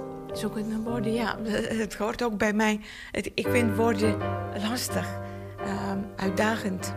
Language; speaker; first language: Dutch; non-native, fluent; Bulgarian